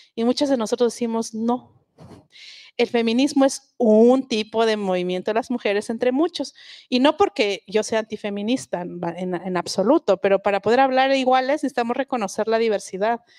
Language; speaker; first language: Spanish; non-native, local second language; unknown